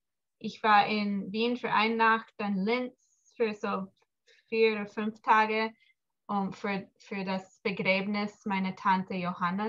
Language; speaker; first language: German; early bilingual, heritage; English